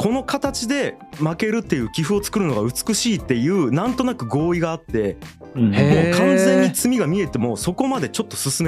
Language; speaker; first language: Japanese; native; Japanese